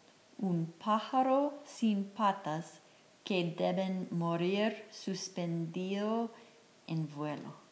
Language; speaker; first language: Spanish; non-native, fluent; English